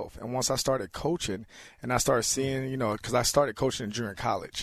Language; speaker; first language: English; native; English